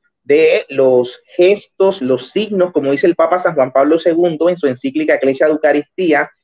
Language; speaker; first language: Spanish; native; Spanish